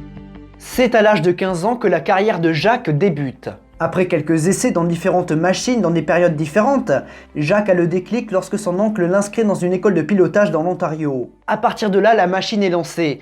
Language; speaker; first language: French; native; French